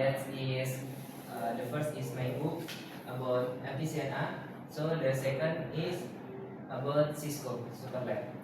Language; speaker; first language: English; non-native, learner; Indonesian